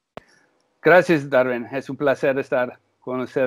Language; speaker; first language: Spanish; early bilingual, heritage; English